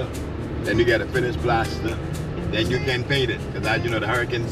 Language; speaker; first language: English; native; English